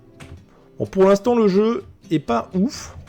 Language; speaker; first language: French; native; French